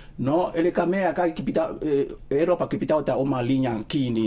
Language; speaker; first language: Finnish; non-native, learner; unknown